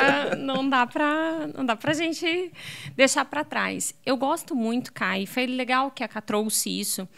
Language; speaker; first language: Portuguese; native; Portuguese